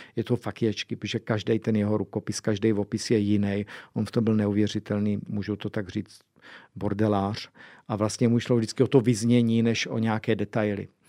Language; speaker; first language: Czech; native; Czech